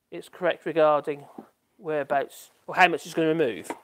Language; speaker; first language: English; native; English